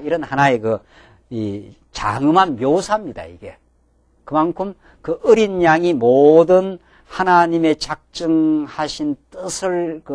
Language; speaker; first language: Korean; native; Korean